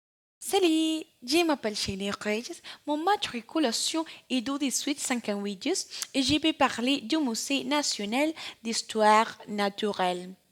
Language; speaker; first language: French; non-native, learner; Spanish